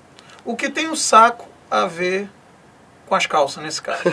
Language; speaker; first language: Portuguese; native; Portuguese